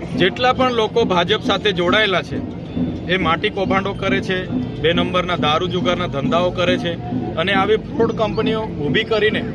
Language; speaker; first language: Gujarati; non-native, local second language; Vasavi